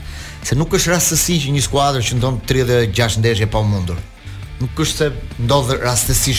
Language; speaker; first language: Albanian; native; Albanian